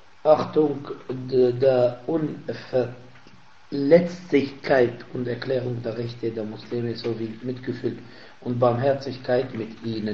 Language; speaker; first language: German; non-native, fluent; Arabic